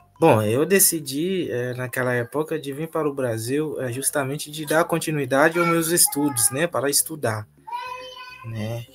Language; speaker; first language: Portuguese; non-native, fluent; Haitian Creole